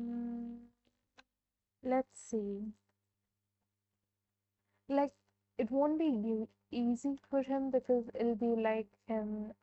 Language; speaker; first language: English; non-native, local second language; Hindi